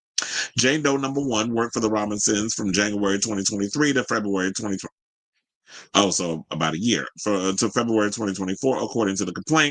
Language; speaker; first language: English; native; English